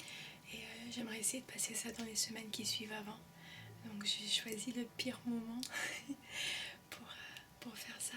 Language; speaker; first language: French; early bilingual, heritage; French